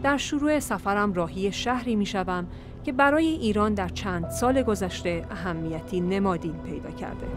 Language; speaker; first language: Persian; native; Persian